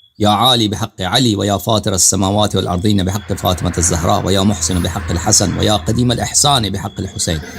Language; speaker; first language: Urdu; non-native, fluent; Persian